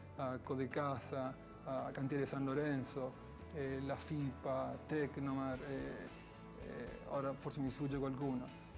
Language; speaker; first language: Italian; non-native, fluent; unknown